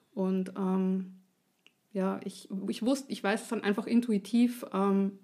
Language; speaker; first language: German; native; German